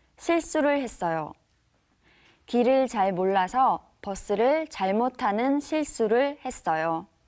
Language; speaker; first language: Korean; native; Korean